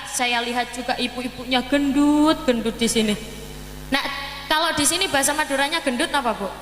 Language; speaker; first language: Indonesian; non-native, local second language; Javanese